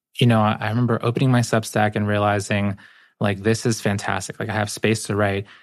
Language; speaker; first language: English; early bilingual, other home language; Spanish